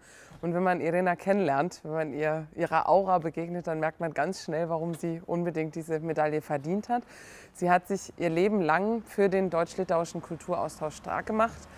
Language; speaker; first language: German; native; German